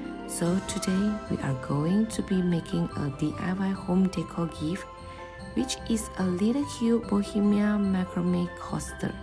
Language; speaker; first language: English; non-native, fluent; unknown